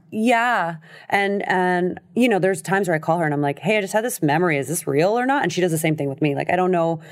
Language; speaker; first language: English; native; English